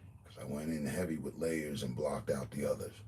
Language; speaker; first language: English; native; English